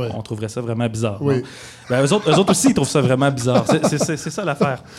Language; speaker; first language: French; native; French